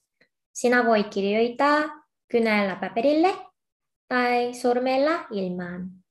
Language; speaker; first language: Finnish; non-native, fluent; Korean